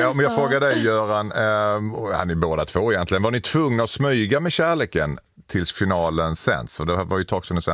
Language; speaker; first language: Swedish; native; Swedish